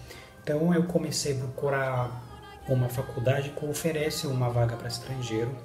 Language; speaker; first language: Portuguese; non-native, learner; Spanish